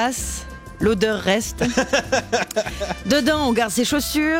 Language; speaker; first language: French; native; French